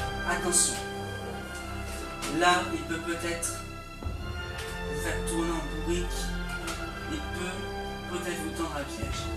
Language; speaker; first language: French; native; French